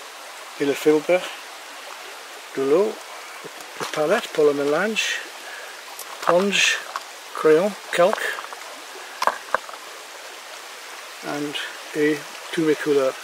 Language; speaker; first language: French; non-native, learner; English